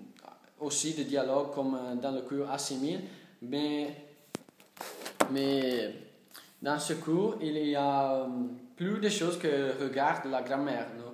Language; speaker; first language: French; non-native, learner; Italian